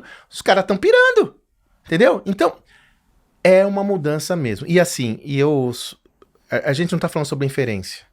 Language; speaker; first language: Portuguese; native; Portuguese